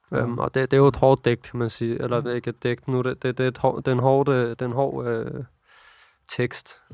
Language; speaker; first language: Danish; early bilingual, other home language; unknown